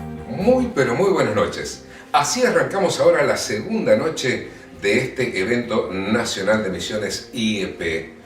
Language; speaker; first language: Spanish; native; Spanish